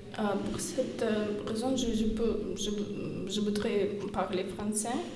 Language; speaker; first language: French; non-native, fluent; Ukrainian